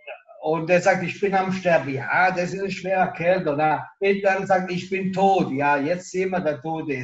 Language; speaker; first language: German; non-native, local second language; Italian